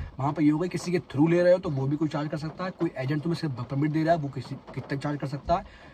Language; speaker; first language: Hindi; native; Hindi